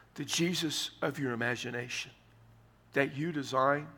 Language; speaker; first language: English; native; English